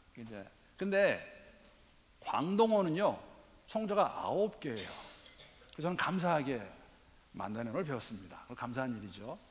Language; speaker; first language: Korean; native; Korean